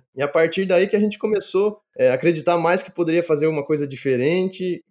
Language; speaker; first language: Portuguese; native; Portuguese